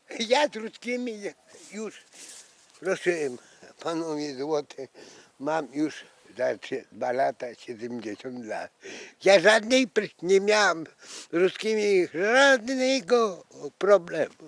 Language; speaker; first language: Polish; non-native, local second language; Ukrainian